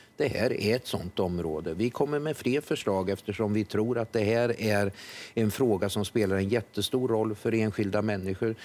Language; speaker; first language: Swedish; native; Swedish